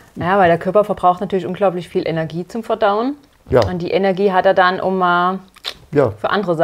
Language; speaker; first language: German; native; German